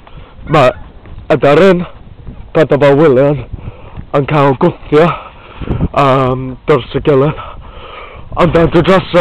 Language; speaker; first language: Welsh; non-native, learner; Hungarian